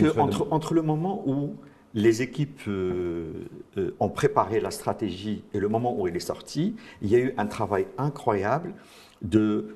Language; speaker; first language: French; non-native, local second language; Arabic